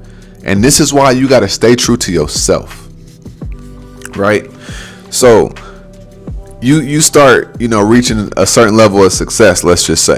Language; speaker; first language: English; native; English